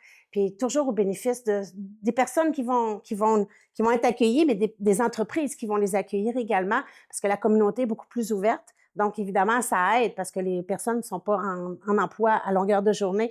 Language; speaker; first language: French; native; French